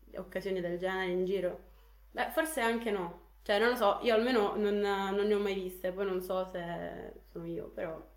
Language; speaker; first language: Italian; native; Italian